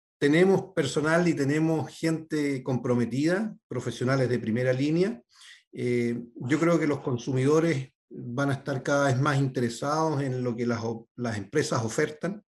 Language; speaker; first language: Spanish; native; Spanish